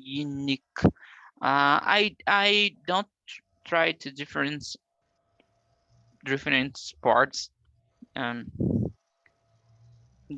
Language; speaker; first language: English; non-native, learner; Portuguese